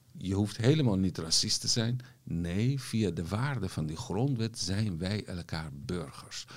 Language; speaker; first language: Dutch; non-native, fluent; Persian